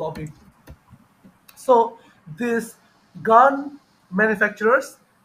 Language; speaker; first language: English; non-native, fluent; Bangla